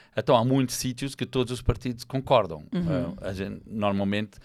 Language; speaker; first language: Portuguese; non-native, fluent; English